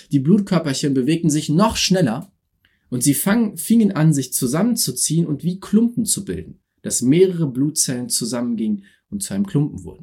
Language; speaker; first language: German; native; German